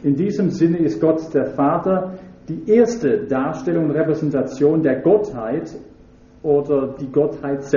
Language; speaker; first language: German; native; German